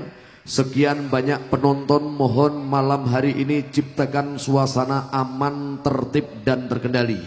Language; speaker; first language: Indonesian; non-native, local second language; Javanese